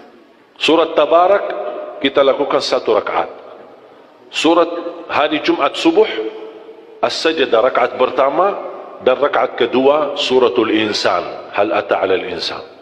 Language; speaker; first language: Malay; non-native, fluent; Arabic